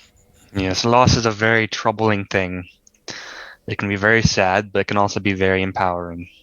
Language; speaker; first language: English; native; English